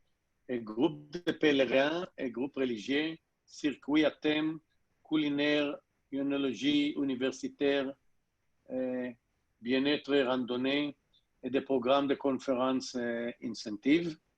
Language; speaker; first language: French; non-native, learner; Hebrew